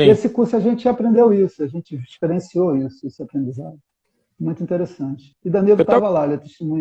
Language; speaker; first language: Portuguese; native; Portuguese